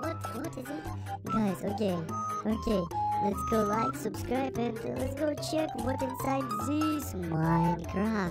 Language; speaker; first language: English; non-native, learner; Russian